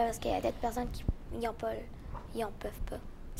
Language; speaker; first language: French; early bilingual, other home language; Spanish